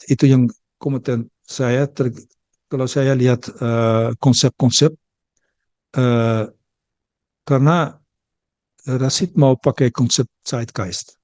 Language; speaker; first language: Indonesian; early bilingual, heritage; Dutch